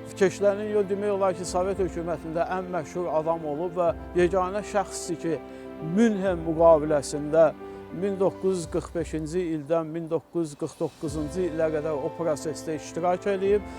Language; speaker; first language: Azerbaijani; native; Azerbaijani